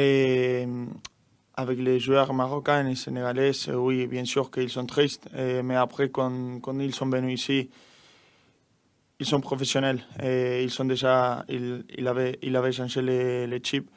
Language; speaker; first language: French; non-native, learner; Spanish